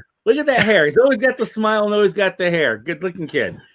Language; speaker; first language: English; native; English